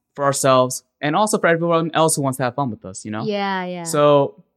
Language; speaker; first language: English; native; English